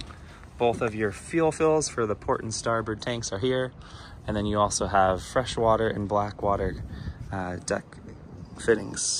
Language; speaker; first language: English; native; English